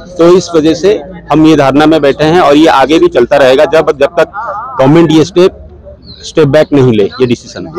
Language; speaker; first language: Hindi; native; Hindi